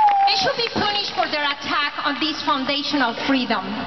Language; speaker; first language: English; non-native, fluent; Spanish